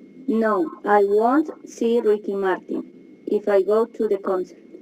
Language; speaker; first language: English; non-native, learner; Spanish